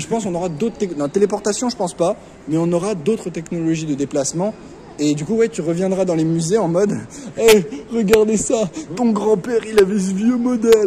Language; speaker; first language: French; native; French